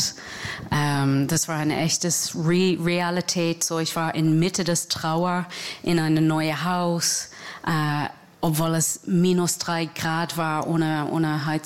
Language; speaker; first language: German; non-native, fluent; English